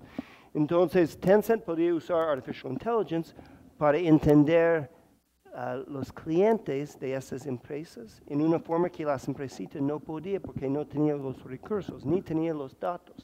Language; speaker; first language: Spanish; non-native, fluent; English